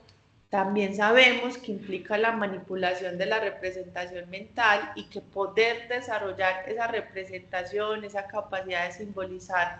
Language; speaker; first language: Spanish; native; Spanish